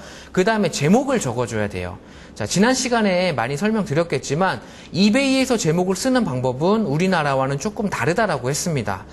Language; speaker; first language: Korean; native; Korean